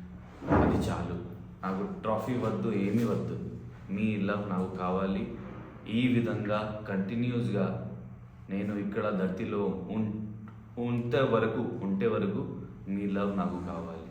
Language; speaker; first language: Telugu; non-native, learner; Hindi